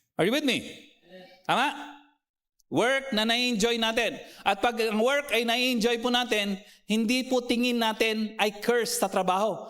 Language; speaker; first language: Filipino; non-native, local second language; Cebuano